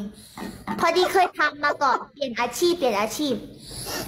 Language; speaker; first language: Thai; early bilingual, other home language; Korean